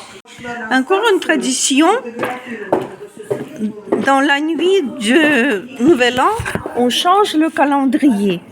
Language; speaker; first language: French; non-native, fluent; Russian